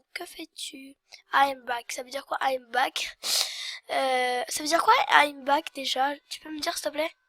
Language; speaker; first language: French; native; French